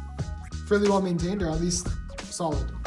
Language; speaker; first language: English; native; English